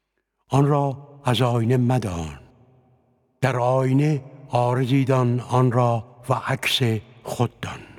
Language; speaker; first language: Persian; native; Persian